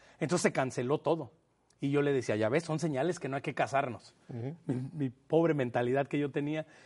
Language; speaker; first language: Spanish; native; Spanish